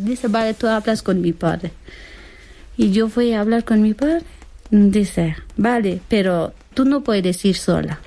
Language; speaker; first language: Spanish; non-native, learner; Persian